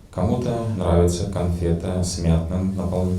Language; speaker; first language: Russian; native; Russian